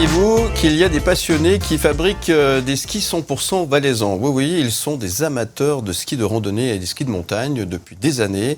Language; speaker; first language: French; native; French